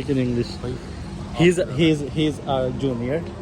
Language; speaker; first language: English; non-native, learner; Hindi